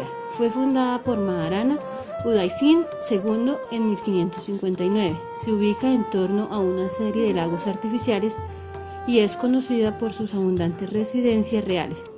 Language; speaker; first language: Spanish; native; Spanish